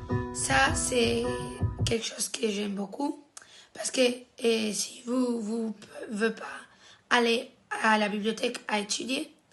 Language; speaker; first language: French; non-native, fluent; Spanish